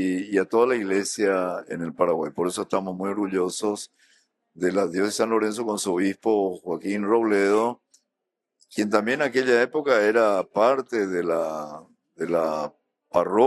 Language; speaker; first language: Spanish; native; Spanish